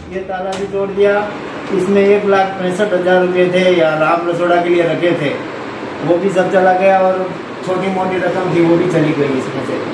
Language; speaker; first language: Hindi; native; Hindi